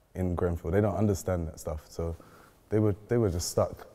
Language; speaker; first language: English; native; English